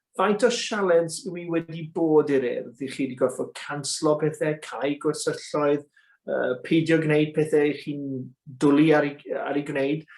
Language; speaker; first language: Welsh; native; Welsh